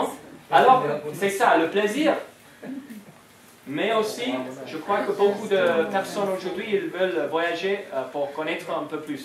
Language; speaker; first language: French; non-native, fluent; English